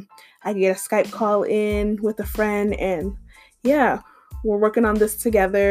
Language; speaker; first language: English; native; English